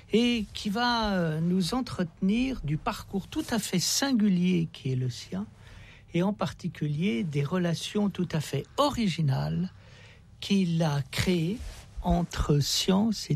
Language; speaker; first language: French; native; French